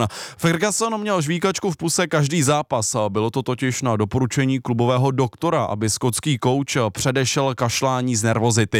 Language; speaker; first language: Czech; native; Czech